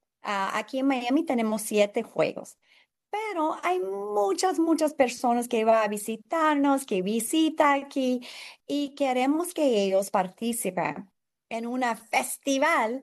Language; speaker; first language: Spanish; non-native, learner; English